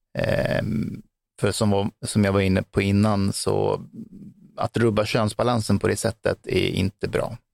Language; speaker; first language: Swedish; early bilingual, other home language; Persian